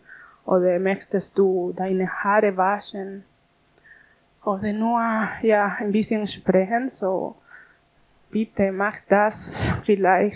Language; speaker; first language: German; non-native, learner; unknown